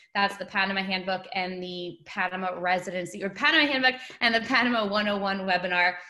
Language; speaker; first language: English; native; English